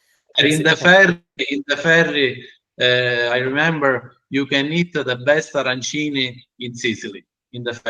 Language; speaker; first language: English; non-native, learner; Italian